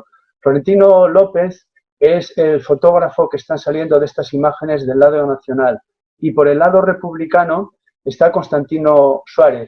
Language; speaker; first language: Spanish; native; Spanish